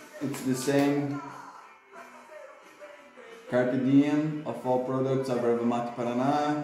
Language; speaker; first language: English; non-native, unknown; Portuguese